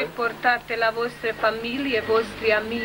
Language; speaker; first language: Italian; non-native, learner; Croatian